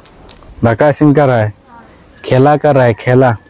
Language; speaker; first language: Hindi; non-native, local second language; Bangla